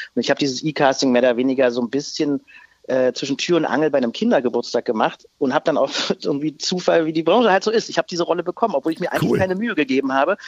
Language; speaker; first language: German; native; German